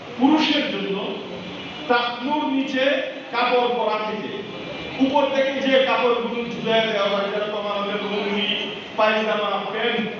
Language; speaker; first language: Bangla; native; Bangla